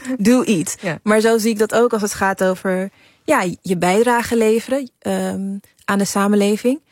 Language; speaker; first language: Dutch; early bilingual, other home language; English